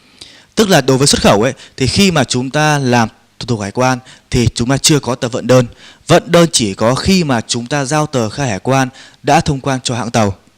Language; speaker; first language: Vietnamese; native; Vietnamese